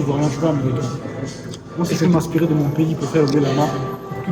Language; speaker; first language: French; native; French